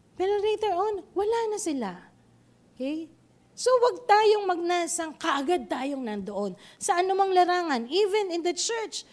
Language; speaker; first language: Filipino; non-native, local second language; Pampanga